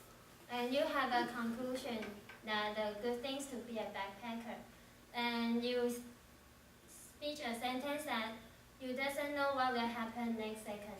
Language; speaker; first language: English; non-native, learner; Chinese